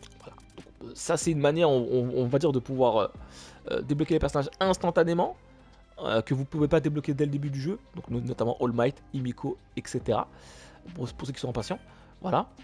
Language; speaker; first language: French; native; French